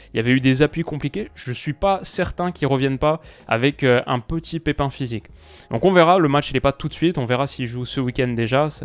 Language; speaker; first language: French; native; French